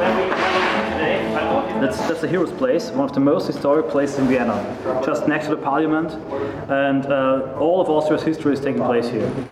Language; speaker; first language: English; non-native, fluent; German